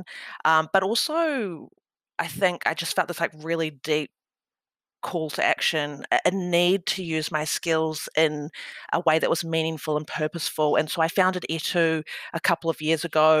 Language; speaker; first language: English; native; English